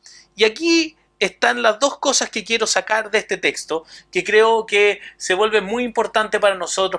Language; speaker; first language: Spanish; native; Spanish